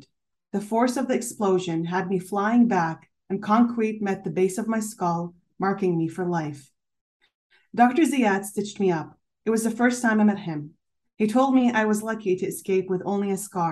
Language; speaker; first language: English; native; English